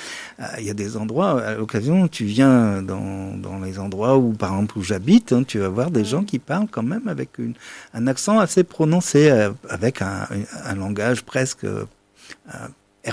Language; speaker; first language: French; native; French